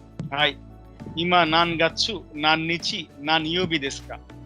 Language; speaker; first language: Japanese; non-native, fluent; Bangla